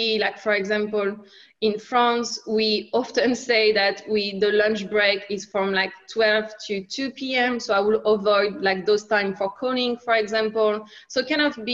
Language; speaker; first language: English; non-native, fluent; French